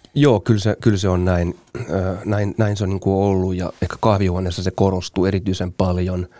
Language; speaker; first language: Finnish; native; Finnish